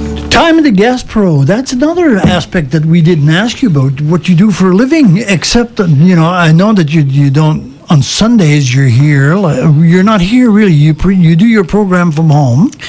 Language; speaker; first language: English; early bilingual, other home language; French